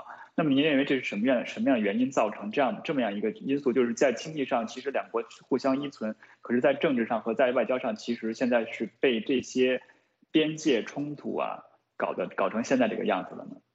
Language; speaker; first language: Chinese; native; Chinese